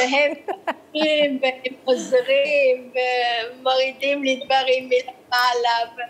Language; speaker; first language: Hebrew; early bilingual, other home language; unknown